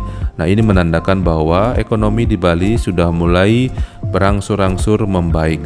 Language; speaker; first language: Indonesian; native; Indonesian